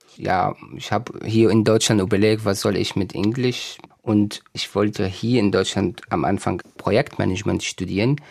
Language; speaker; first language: German; non-native, fluent; Arabic